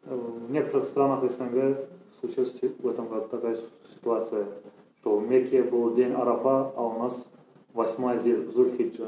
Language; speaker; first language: Russian; native; Russian